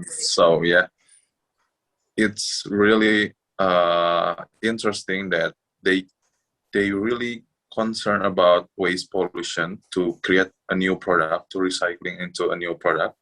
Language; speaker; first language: English; non-native, fluent; Indonesian